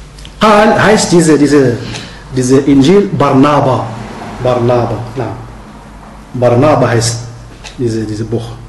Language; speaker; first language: German; non-native, fluent; Arabic